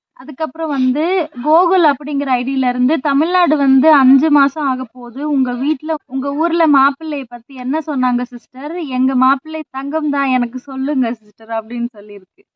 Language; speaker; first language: Tamil; native; Tamil